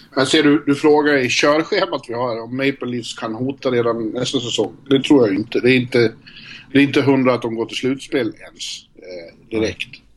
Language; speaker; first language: Swedish; native; Swedish